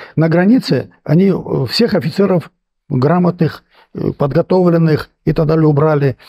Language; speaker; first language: Russian; non-native, local second language; Armenian